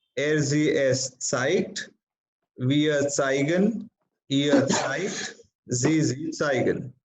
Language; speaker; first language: German; non-native, fluent; Hindi